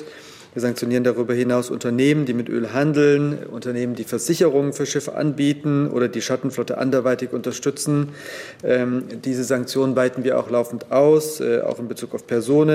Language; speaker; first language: German; native; German